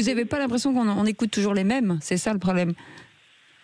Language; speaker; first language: French; native; French